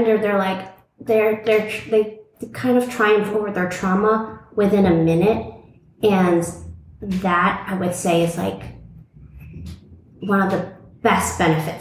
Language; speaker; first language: English; native; English